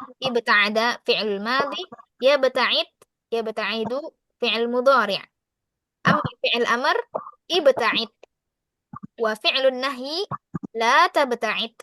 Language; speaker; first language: Arabic; non-native, fluent; Indonesian